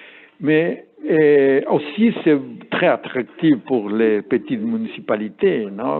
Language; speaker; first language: French; non-native, learner; Spanish